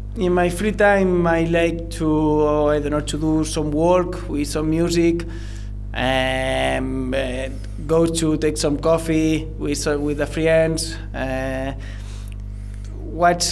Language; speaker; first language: English; non-native, learner; Spanish